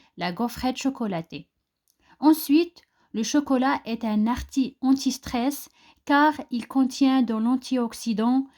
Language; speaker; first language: French; non-native, local second language; Arabic